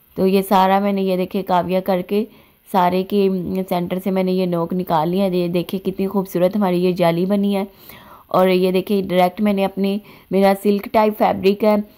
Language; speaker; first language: Urdu; native; Urdu